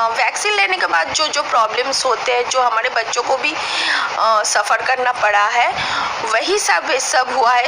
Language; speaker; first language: Hindi; non-native, local second language; Bangla